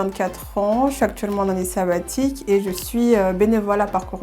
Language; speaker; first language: French; native; French